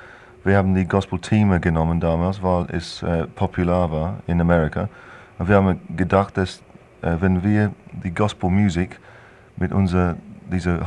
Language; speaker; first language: German; non-native, fluent; English